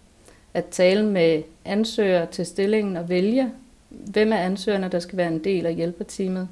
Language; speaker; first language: Danish; native; Danish